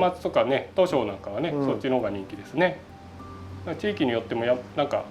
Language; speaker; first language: Japanese; native; Japanese